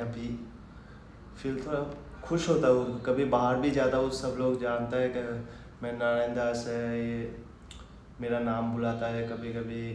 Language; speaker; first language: Hindi; non-native, local second language; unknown